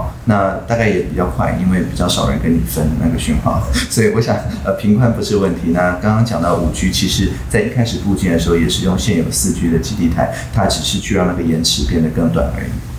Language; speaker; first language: Chinese; native; Chinese